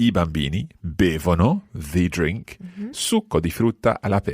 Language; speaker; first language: Italian; non-native, fluent; English